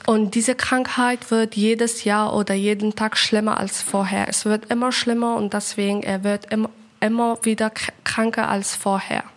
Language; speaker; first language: German; non-native, learner; Persian